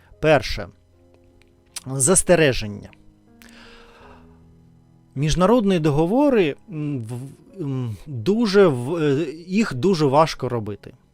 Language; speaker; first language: Ukrainian; non-native, learner; Russian